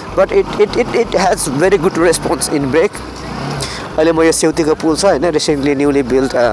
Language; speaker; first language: Nepali; native; Nepali